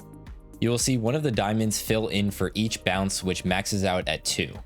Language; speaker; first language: English; native; English